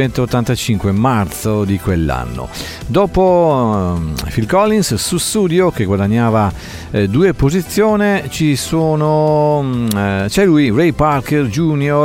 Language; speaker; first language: Italian; native; Italian